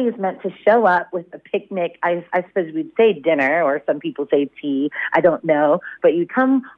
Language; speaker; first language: English; native; English